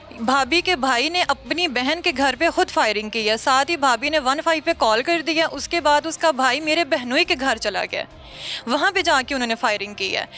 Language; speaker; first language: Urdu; non-native, local second language; Punjabi